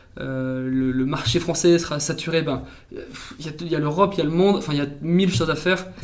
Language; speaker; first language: French; native; French